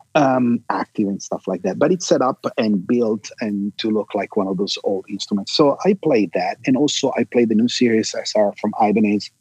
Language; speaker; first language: English; non-native, fluent; Italian